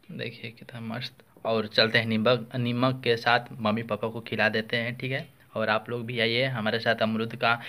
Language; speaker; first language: Hindi; native; Hindi